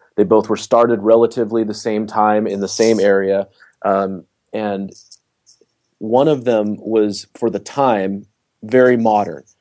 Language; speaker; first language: English; native; English